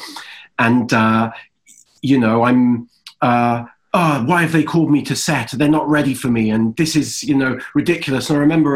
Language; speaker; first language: English; native; English